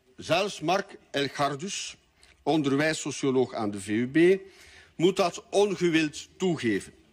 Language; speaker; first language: Dutch; native; Dutch